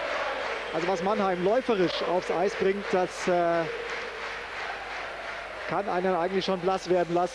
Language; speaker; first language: German; native; German